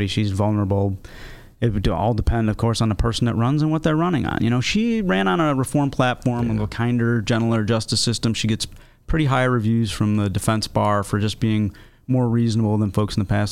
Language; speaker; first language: English; native; English